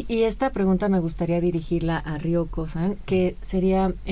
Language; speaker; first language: Spanish; native; Spanish